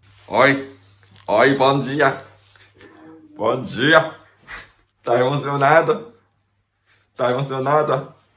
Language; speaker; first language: Portuguese; non-native, fluent; Japanese